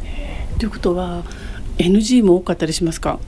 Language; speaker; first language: Japanese; native; Japanese